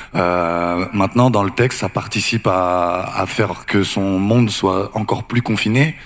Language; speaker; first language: French; native; French